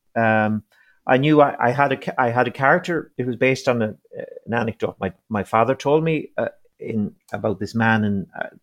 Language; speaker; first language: English; native; English